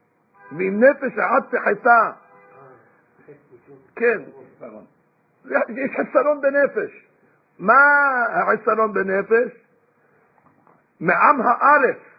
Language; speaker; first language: Hebrew; non-native, fluent; English